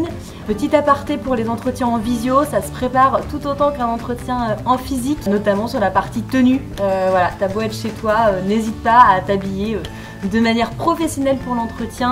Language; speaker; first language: French; native; French